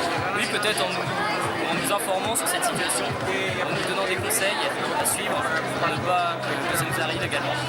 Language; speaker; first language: French; native; French